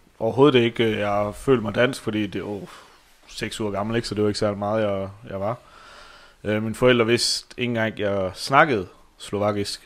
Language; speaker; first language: Danish; early bilingual, other home language; Slovak